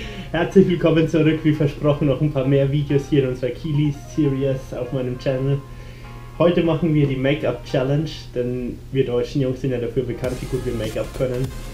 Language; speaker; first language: German; native; German